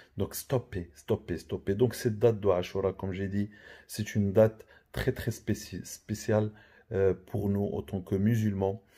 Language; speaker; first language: French; non-native, local second language; Arabic